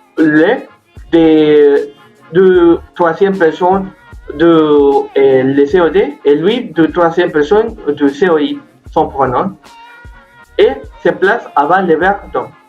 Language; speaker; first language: French; non-native, learner; Spanish